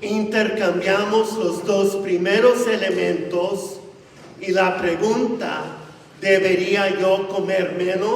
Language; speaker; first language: Spanish; non-native, fluent; English